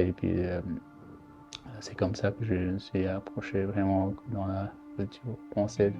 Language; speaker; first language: French; non-native, fluent; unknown